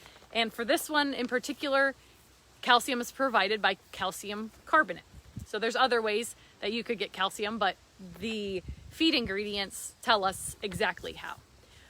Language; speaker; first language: English; native; English